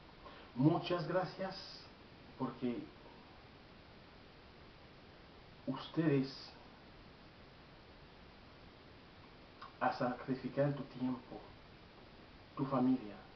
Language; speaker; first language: Spanish; non-native, learner; Haitian Creole